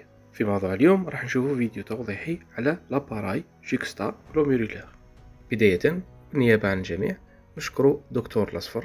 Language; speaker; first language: Arabic; native; Arabic